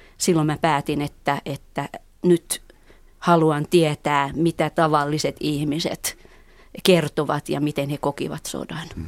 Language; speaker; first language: Finnish; native; Finnish